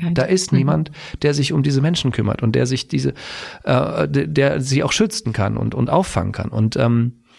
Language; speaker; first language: German; native; German